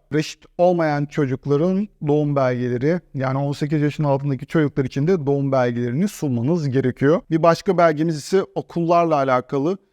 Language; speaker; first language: Turkish; native; Turkish